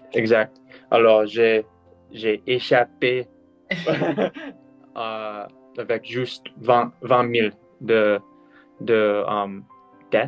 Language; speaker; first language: French; non-native, learner; English